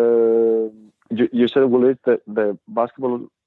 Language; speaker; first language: English; non-native, fluent; Greek